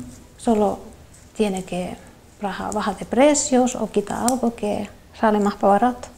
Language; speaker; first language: Spanish; non-native, learner; Finnish